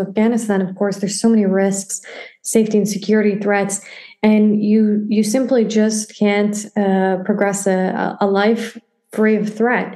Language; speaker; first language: English; native; English